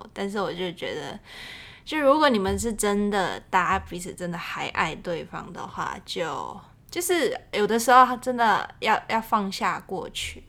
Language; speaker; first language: Chinese; non-native, fluent; Cantonese